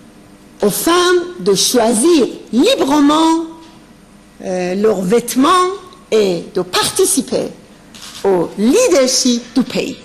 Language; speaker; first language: French; non-native, fluent; Persian